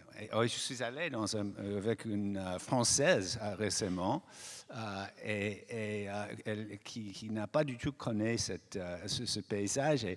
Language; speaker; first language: French; non-native, fluent; English